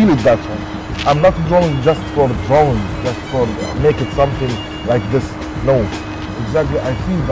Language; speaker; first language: English; non-native, learner; Arabic